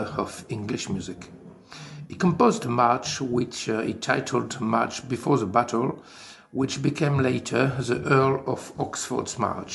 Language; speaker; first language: English; non-native, fluent; French